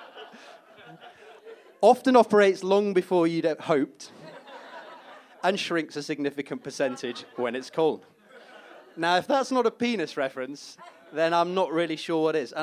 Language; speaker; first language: English; native; English